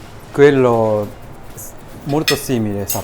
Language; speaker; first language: Italian; non-native, learner; Japanese